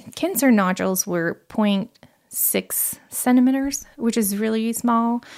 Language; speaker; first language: English; non-native, fluent; Portuguese